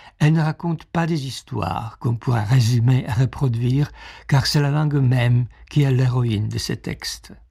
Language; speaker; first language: French; non-native, fluent; Czech